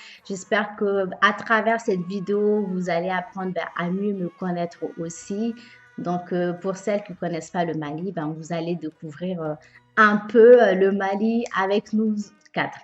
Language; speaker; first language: French; early bilingual, other home language; Bambara